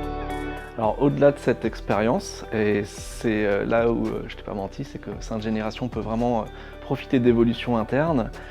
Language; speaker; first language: French; native; French